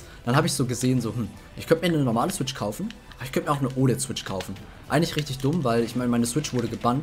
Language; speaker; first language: German; native; German